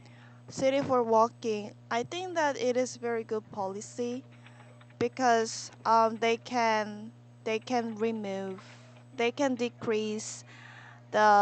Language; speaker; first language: English; non-native, learner; Korean